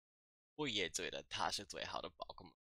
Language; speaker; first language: Chinese; non-native, learner; English